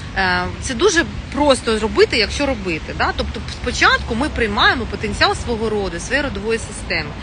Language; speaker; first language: Ukrainian; non-native, local second language; Russian